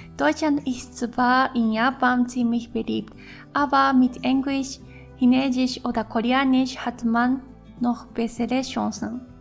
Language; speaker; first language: German; non-native, fluent; Japanese